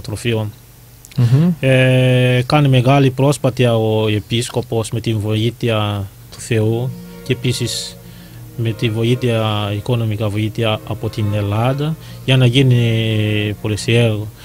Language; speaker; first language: Greek; non-native, learner; Malagasy